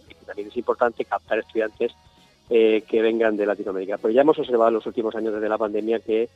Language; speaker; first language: Spanish; native; Spanish